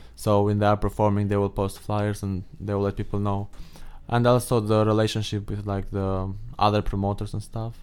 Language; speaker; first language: English; non-native, fluent; Albanian